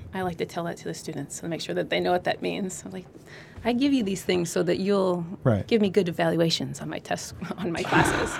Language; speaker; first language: English; native; English